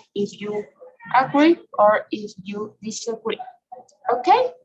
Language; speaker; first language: English; non-native, fluent; Spanish